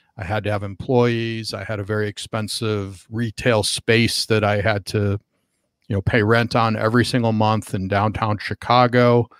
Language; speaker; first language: English; native; English